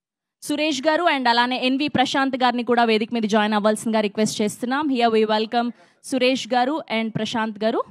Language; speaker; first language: Telugu; native; Telugu